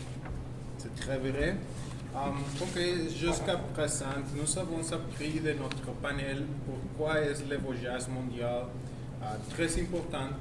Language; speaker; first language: French; non-native, learner; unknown